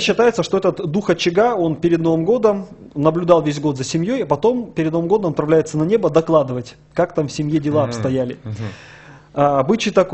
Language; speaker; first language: Russian; native; Russian